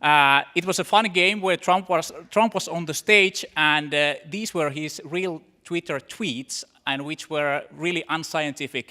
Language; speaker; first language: English; non-native, fluent; Finnish